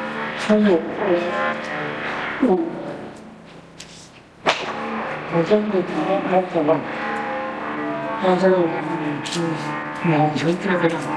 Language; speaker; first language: Chinese; non-native, local second language; Min Nan Chinese